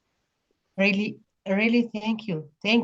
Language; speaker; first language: English; non-native, learner; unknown